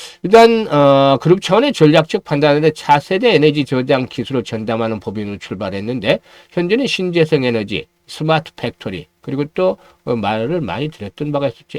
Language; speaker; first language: Korean; native; Korean